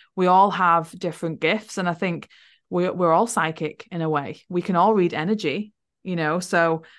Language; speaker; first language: English; native; English